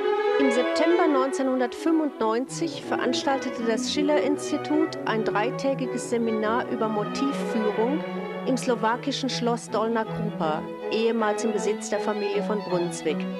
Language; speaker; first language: German; native; German